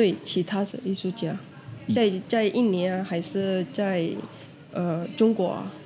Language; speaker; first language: Chinese; non-native, fluent; Indonesian